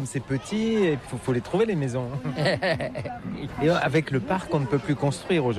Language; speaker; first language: French; native; French